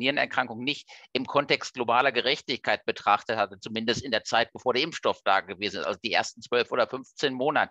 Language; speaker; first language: German; native; German